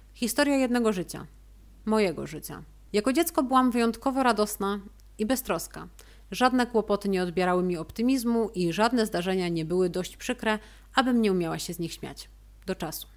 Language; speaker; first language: Polish; native; Polish